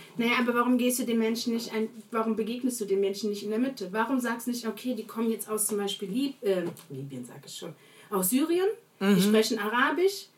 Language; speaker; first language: German; early bilingual, other home language; Portuguese